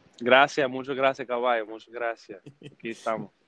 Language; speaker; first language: Spanish; early bilingual, heritage; English